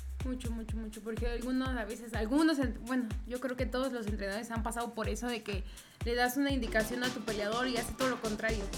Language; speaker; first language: Spanish; native; Spanish